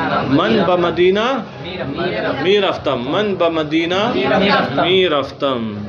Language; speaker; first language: Persian; non-native, fluent; Urdu